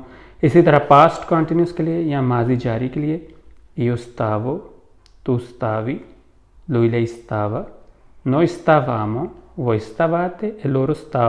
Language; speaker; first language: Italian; non-native, fluent; Urdu